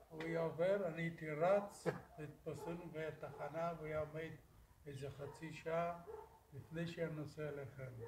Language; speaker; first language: Hebrew; non-native, fluent; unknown